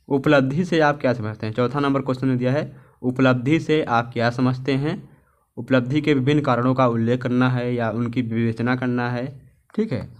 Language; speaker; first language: Hindi; native; Hindi